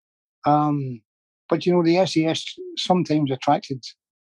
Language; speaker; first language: English; native; English